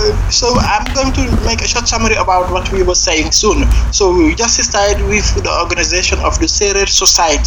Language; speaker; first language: English; non-native, fluent; Serer